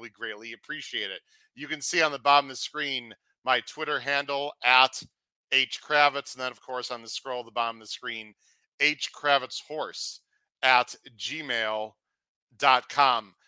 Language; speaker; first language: English; native; English